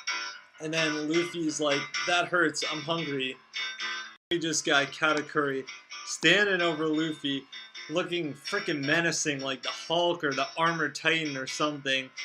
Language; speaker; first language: English; native; English